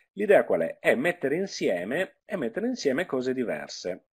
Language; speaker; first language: Italian; native; Italian